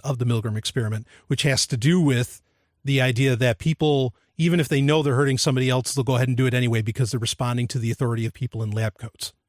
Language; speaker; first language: English; native; English